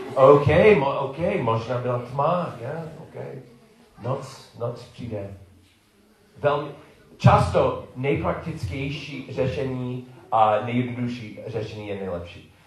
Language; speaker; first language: Czech; non-native, learner; English